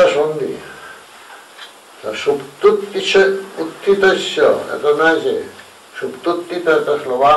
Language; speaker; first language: Russian; non-native, learner; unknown